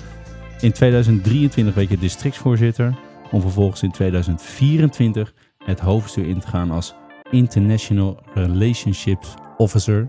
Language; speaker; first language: Dutch; native; Dutch